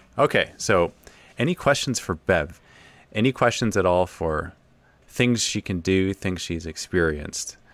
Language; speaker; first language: English; native; English